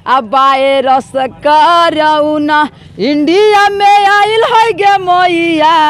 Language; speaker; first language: Hindi; native; Hindi